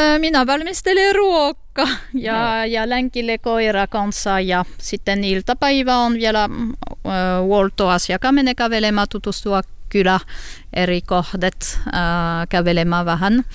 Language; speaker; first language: Finnish; non-native, learner; French